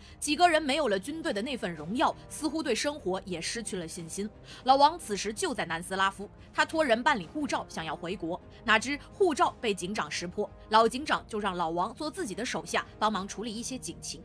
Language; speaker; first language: Chinese; native; Chinese